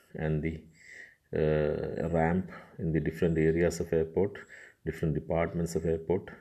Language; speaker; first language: English; non-native, local second language; Malayalam